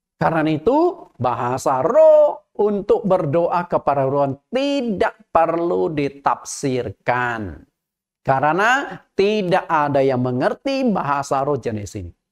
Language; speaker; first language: Indonesian; native; Indonesian